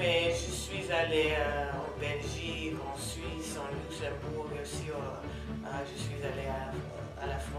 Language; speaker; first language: French; non-native, fluent; English